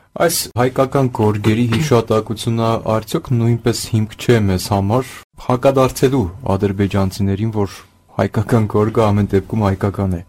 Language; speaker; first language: Armenian; native; Armenian